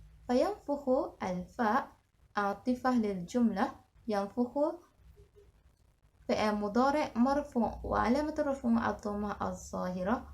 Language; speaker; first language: Arabic; non-native, learner; Malay